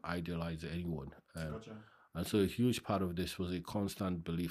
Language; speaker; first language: English; non-native, local second language; Yoruba